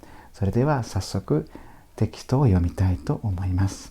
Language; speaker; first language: Japanese; non-native, fluent; French